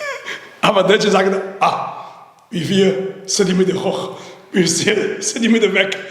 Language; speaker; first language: German; non-native, learner; Chinese